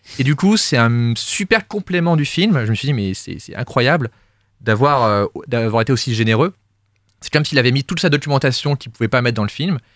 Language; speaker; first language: French; native; French